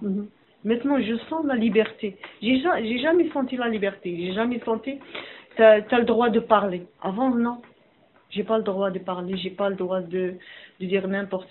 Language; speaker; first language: French; non-native, learner; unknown